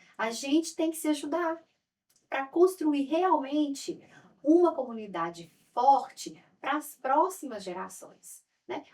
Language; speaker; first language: Portuguese; native; Portuguese